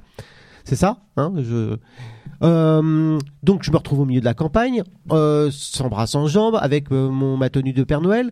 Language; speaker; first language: French; native; French